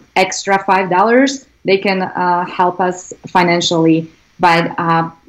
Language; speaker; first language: English; non-native, fluent; Slovak